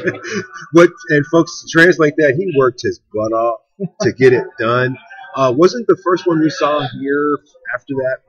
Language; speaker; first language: English; native; English